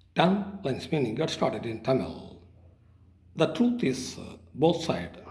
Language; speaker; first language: English; non-native, local second language; Tamil